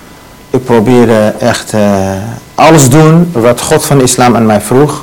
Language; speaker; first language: Dutch; non-native, learner; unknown